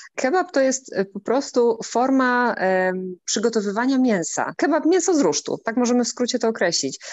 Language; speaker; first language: Polish; native; Polish